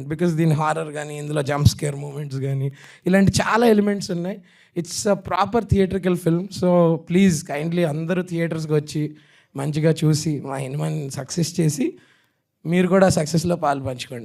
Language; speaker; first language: Telugu; native; Telugu